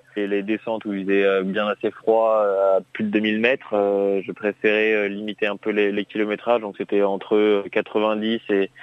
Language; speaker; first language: French; native; French